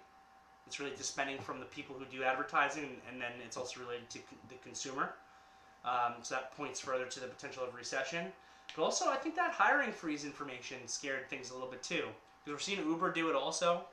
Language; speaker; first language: English; native; English